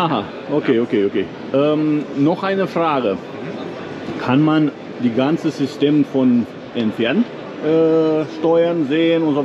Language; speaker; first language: German; non-native, fluent; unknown